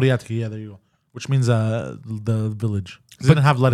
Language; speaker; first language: English; native; English